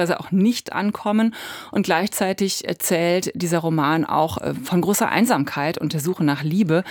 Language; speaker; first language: German; native; German